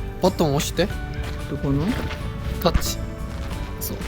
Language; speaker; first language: Japanese; non-native, fluent; Korean